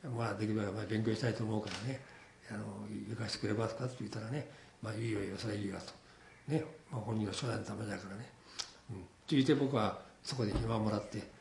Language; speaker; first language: Japanese; native; Japanese